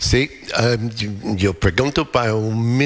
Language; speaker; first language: Spanish; non-native, learner; English